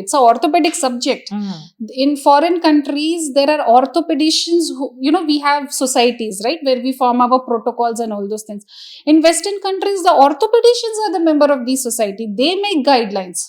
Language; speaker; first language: English; non-native, local second language; Hindi